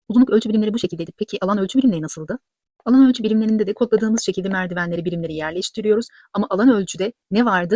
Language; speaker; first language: Turkish; native; Turkish